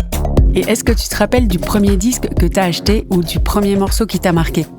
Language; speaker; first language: French; native; French